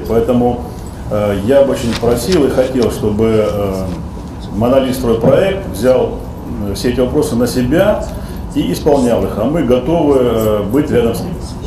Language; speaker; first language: Russian; native; Russian